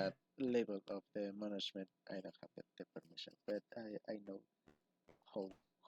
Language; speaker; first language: English; non-native, learner; Spanish